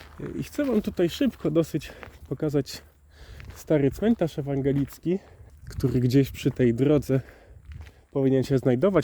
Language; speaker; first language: Polish; native; Polish